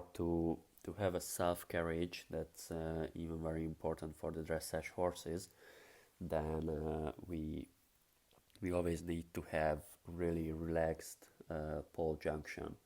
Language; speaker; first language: English; non-native, fluent; Hungarian